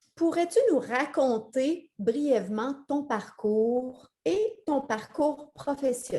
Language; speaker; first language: French; native; French